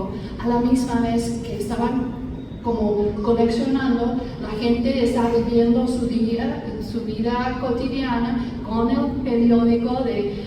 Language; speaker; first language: Spanish; non-native, fluent; English